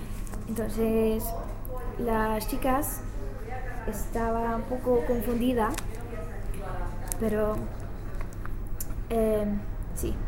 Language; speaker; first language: Spanish; non-native, learner; English